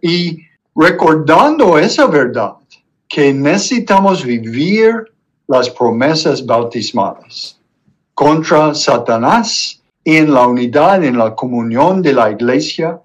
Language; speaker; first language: Spanish; non-native, fluent; English